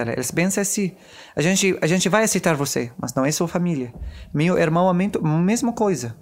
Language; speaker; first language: Portuguese; non-native, learner; Arabic